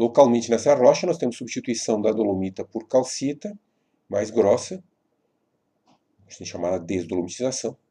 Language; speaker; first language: Portuguese; native; Portuguese